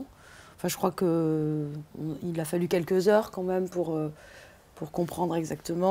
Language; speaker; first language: French; native; French